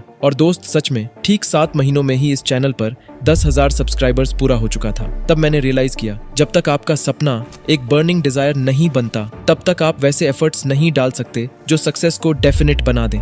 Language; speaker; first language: Hindi; native; Hindi